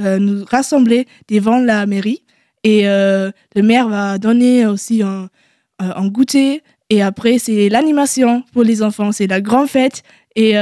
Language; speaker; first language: French; non-native, learner; German